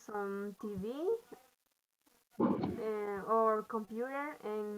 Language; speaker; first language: English; non-native, learner; Spanish